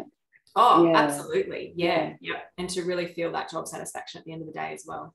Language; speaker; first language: English; native; English